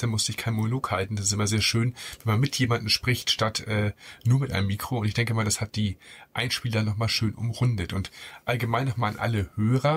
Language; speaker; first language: German; native; German